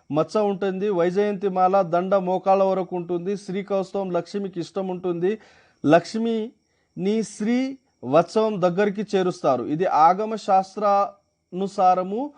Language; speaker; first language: Telugu; non-native, local second language; Marathi